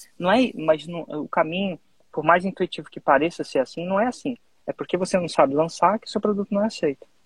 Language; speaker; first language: Portuguese; native; Portuguese